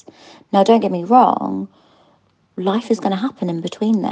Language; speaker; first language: English; native; English